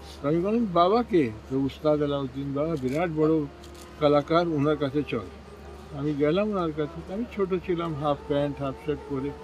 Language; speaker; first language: Bangla; non-native, fluent; Hindi